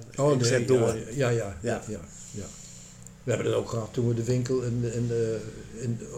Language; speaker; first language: Dutch; native; Dutch